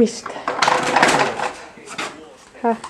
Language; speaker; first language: Finnish; native; Finnish